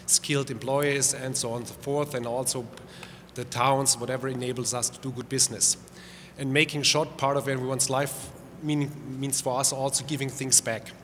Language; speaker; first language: English; non-native, fluent; German